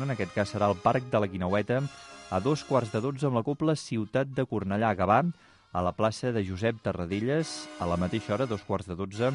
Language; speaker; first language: Catalan; native; Catalan